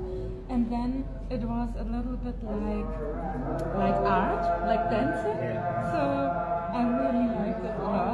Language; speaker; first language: English; non-native, fluent; German